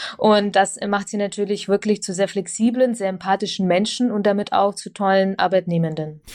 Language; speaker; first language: German; early bilingual, other home language; Russian